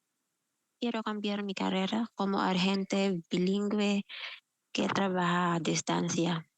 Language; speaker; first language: Spanish; non-native, learner; Filipino